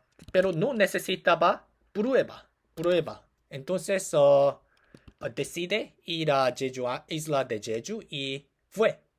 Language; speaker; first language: Spanish; non-native, learner; Korean